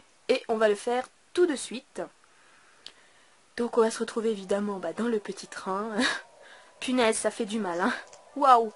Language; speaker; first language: French; native; French